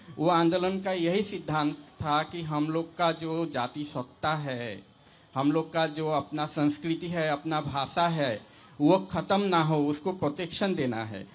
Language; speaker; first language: Hindi; non-native, local second language; Assamese